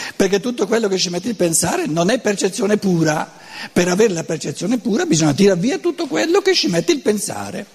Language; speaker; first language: Italian; non-native, local second language; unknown